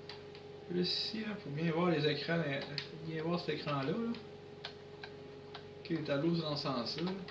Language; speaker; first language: French; native; French